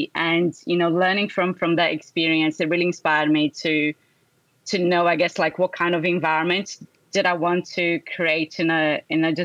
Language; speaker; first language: English; non-native, fluent; Portuguese